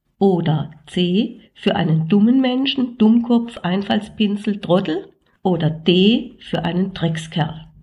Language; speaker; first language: German; native; German